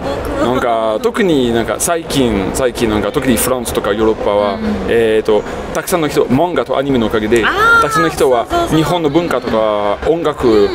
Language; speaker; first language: Japanese; non-native, fluent; French